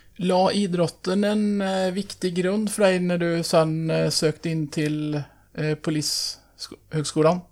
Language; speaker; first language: Swedish; native; Swedish